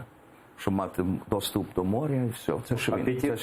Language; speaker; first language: Ukrainian; early bilingual, heritage; English